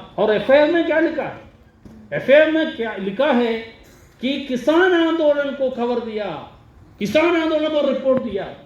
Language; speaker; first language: Hindi; non-native, local second language; Malayalam